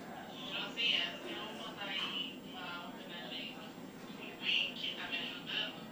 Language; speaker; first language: Portuguese; native; Portuguese